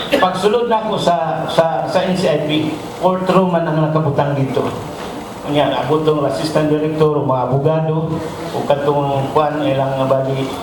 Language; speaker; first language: Cebuano; non-native, local second language; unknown